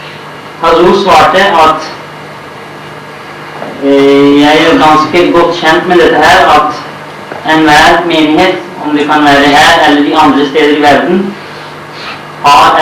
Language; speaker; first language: Norwegian; non-native, fluent; Urdu